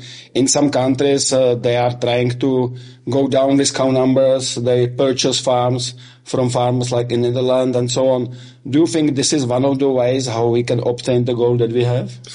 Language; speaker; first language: English; non-native, fluent; Czech